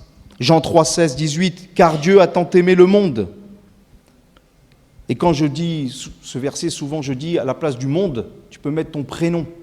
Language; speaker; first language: French; native; French